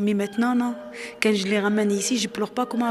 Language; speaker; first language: French; non-native, learner; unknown